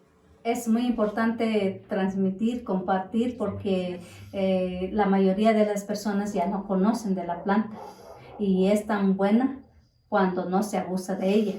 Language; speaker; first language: Spanish; native; Spanish